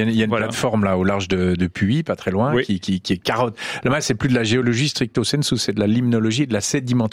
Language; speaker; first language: French; native; French